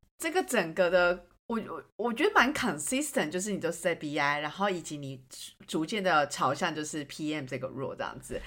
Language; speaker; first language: Chinese; native; Chinese